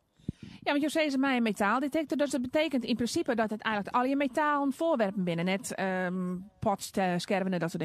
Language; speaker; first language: Dutch; native; Dutch